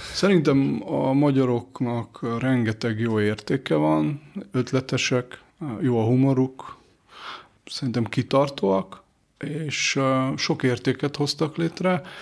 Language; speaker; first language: Hungarian; early bilingual, other home language; Greek